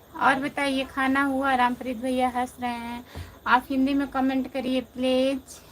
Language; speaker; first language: Hindi; native; Hindi